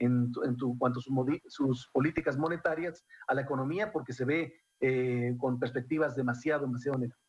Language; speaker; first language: Spanish; native; Spanish